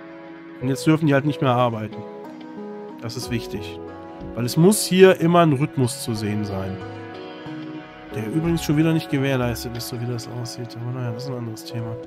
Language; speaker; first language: German; native; German